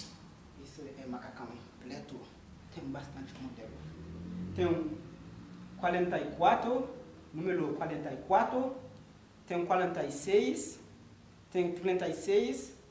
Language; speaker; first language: Portuguese; non-native, learner; Haitian Creole